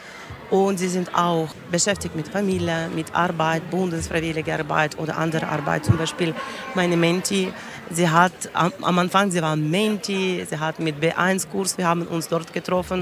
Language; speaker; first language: German; non-native, learner; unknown